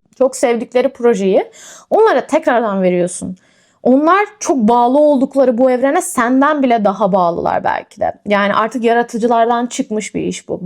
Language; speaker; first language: Turkish; native; Turkish